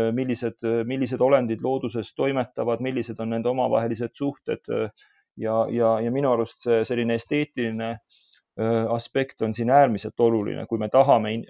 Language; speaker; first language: Estonian; native; Estonian